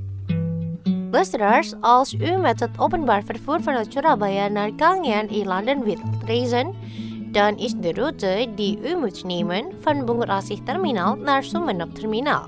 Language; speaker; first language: Dutch; non-native, fluent; Indonesian